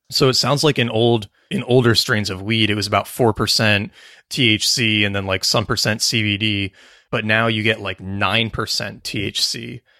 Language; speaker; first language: English; native; English